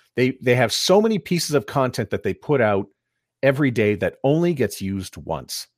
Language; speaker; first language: English; native; English